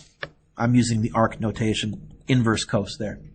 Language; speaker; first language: English; native; English